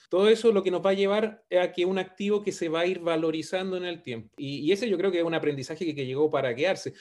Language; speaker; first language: Spanish; native; Spanish